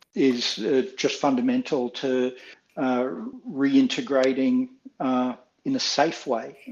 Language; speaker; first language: English; native; English